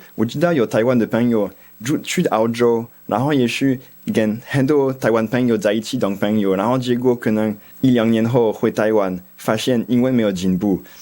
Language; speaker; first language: Chinese; non-native, fluent; French